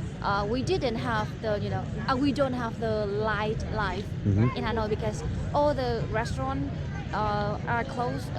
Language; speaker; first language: English; non-native, learner; Vietnamese